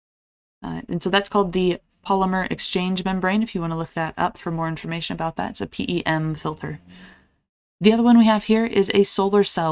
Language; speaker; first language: English; native; English